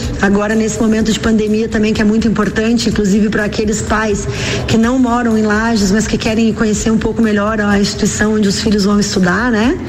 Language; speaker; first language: Portuguese; native; Portuguese